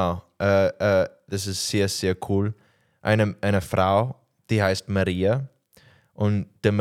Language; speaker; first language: German; non-native, learner; English